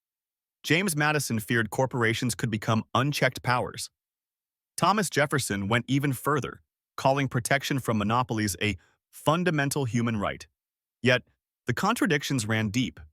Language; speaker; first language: English; native; English